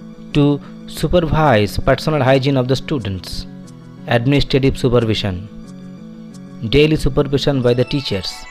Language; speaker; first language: English; non-native, local second language; Bangla